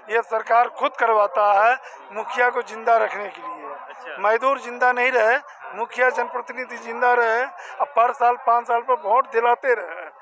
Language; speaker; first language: Hindi; native; Hindi